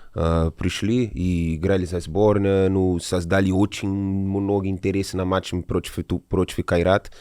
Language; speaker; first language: Russian; non-native, learner; Portuguese